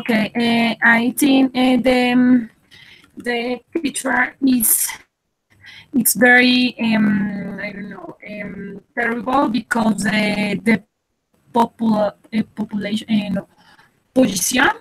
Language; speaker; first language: English; non-native, learner; Spanish